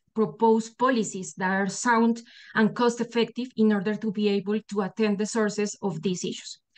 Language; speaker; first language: English; non-native, fluent; Spanish